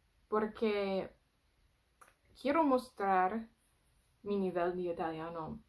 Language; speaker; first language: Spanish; non-native, learner; English